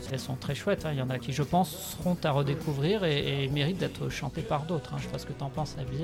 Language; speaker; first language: French; native; French